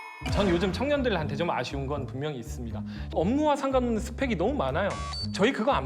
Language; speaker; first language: Korean; native; Korean